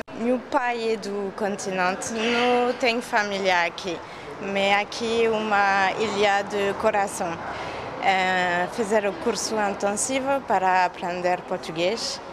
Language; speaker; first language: Portuguese; non-native, learner; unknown